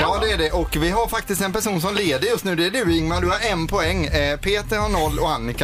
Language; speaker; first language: Swedish; native; Swedish